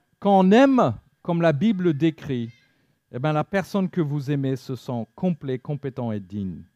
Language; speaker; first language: French; non-native, fluent; English